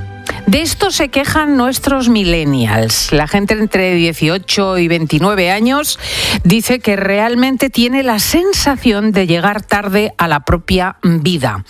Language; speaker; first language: Spanish; native; Spanish